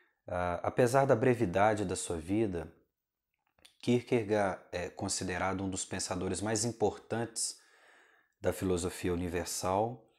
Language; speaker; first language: Portuguese; native; Portuguese